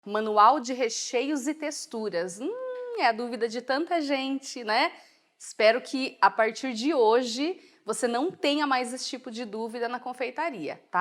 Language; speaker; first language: Portuguese; native; Portuguese